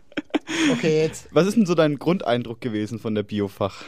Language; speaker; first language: German; native; German